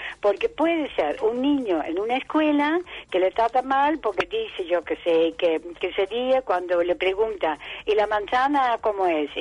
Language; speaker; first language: Spanish; non-native, fluent; Dutch